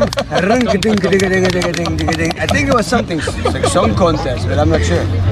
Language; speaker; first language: English; non-native, fluent; German